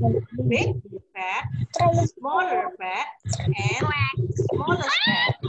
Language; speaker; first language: English; non-native, fluent; Indonesian